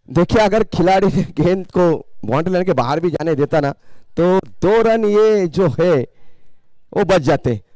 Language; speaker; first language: Hindi; non-native, local second language; Marathi